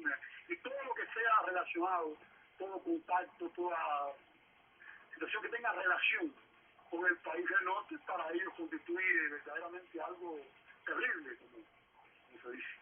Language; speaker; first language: Spanish; native; Spanish